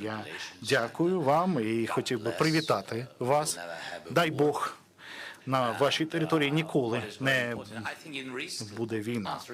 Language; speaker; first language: Ukrainian; non-native, local second language; Russian